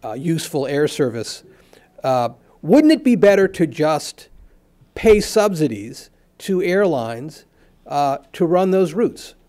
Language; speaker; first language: English; native; English